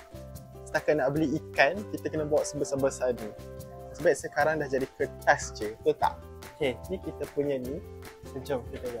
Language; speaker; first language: Malay; native; Malay